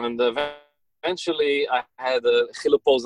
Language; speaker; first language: English; early bilingual, other home language; Yiddish